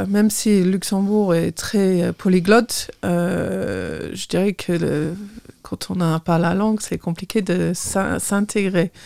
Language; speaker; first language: French; non-native, fluent; English